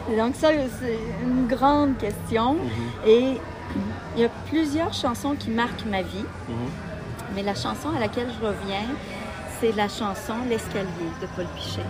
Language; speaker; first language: French; native; French